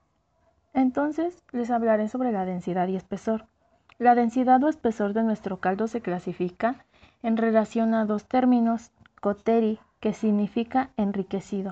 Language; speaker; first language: Spanish; native; Spanish